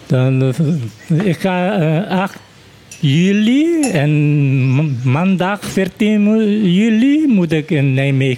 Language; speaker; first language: Dutch; non-native, learner; Papiamento